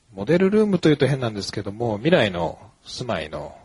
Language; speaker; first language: Japanese; native; Japanese